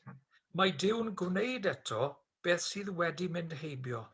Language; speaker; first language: Welsh; native; Welsh